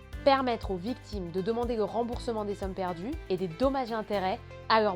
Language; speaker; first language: French; native; French